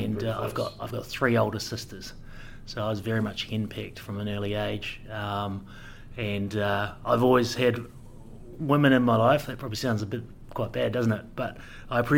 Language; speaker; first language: English; native; English